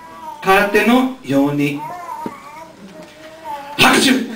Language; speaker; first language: Japanese; non-native, learner; English